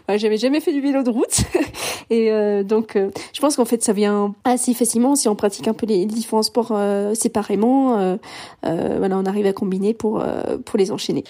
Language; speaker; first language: French; early bilingual, other home language; English